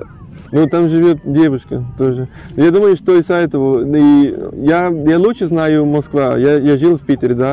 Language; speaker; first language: Russian; non-native, learner; Spanish